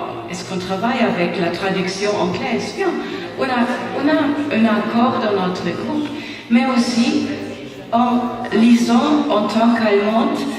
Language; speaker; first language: French; non-native, fluent; German